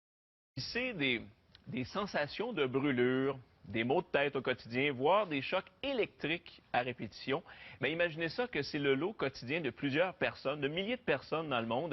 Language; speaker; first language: French; native; French